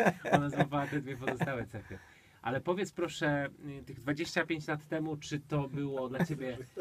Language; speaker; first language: Polish; native; Polish